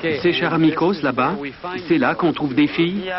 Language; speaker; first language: French; native; French